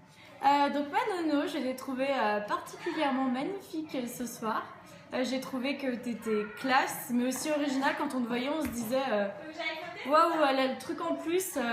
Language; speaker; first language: French; native; French